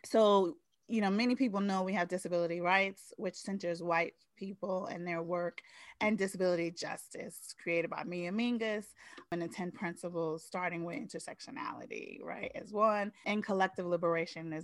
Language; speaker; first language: English; native; English